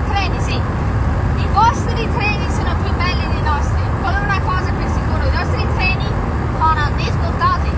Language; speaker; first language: Italian; non-native, learner; English